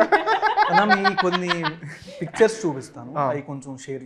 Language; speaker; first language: Telugu; native; Telugu